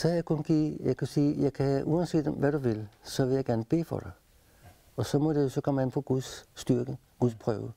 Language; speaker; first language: Danish; native; Danish